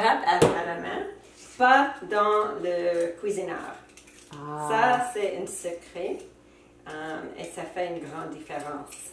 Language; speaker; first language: French; non-native, fluent; English